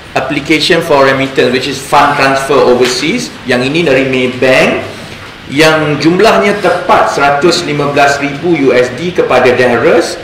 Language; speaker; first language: Malay; native; Malay